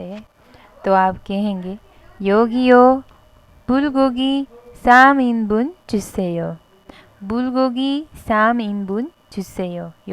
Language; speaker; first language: Korean; non-native, fluent; Hindi